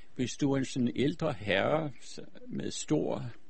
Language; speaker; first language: Danish; early bilingual, other home language; German